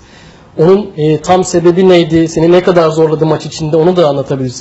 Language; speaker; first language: Turkish; native; Turkish